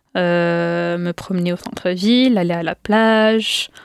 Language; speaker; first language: French; non-native, local second language; Arabic